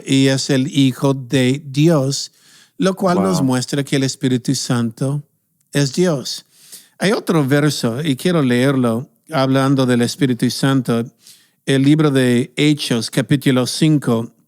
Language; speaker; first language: Spanish; non-native, fluent; English